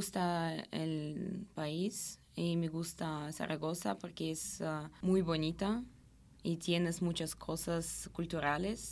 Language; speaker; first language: Spanish; non-native, learner; Russian